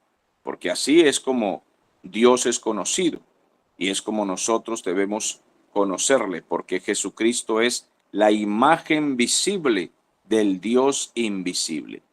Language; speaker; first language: Spanish; native; Spanish